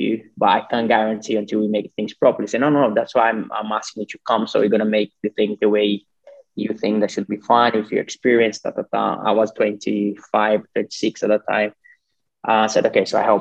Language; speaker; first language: English; non-native, fluent; Portuguese